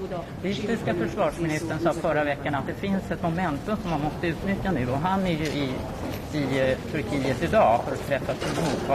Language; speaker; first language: Swedish; native; Swedish